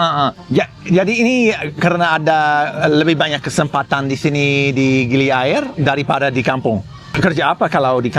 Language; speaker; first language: Indonesian; non-native, fluent; English